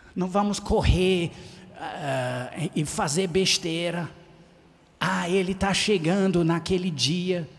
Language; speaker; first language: Portuguese; non-native, fluent; English